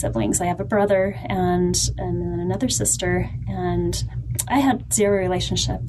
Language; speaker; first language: English; native; English